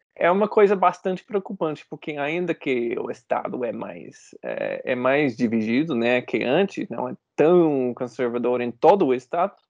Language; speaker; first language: Portuguese; non-native, fluent; English